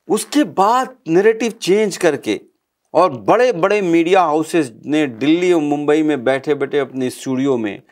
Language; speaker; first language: Hindi; native; Hindi